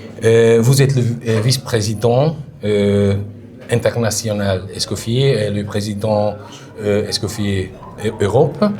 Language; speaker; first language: French; non-native, learner; Hungarian